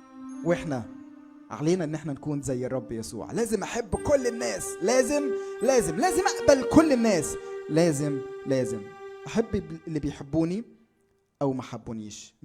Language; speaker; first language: Arabic; native; Arabic